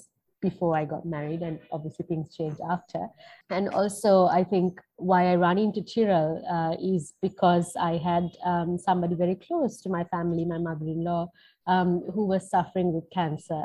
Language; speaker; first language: English; non-native, local second language; Sinhala